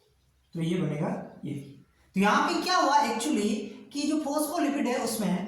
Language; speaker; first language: Hindi; native; Hindi